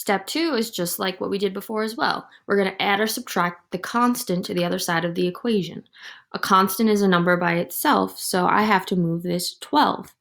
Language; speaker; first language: English; native; English